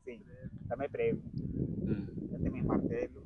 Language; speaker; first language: Portuguese; non-native, local second language; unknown